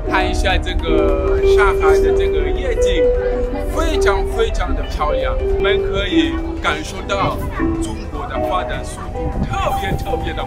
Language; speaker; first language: Chinese; non-native, fluent; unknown